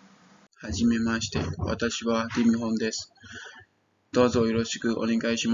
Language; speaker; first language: Japanese; non-native, learner; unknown